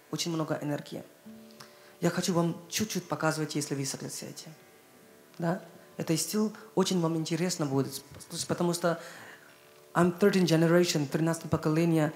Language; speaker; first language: Russian; non-native, learner; Hindi